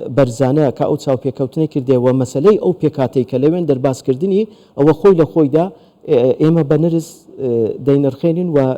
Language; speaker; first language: Central Kurdish; non-native, local second language; Turkish